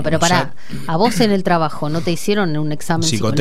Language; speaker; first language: Spanish; native; Spanish